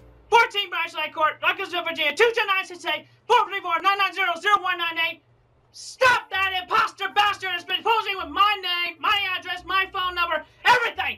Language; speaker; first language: English; native; English